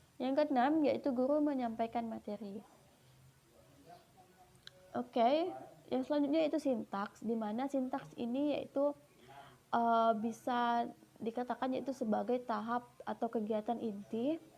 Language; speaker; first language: Indonesian; native; Indonesian